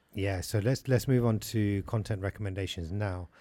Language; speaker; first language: English; early bilingual, other home language; Hindi